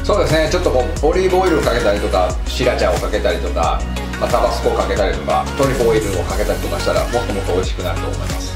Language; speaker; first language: Japanese; native; Japanese